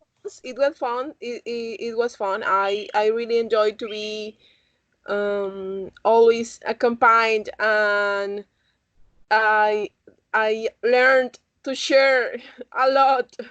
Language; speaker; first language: English; non-native, learner; Spanish